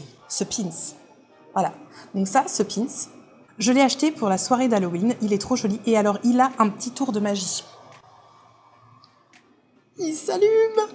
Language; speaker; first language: French; native; French